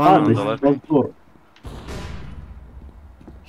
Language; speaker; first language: English; non-native, learner; Russian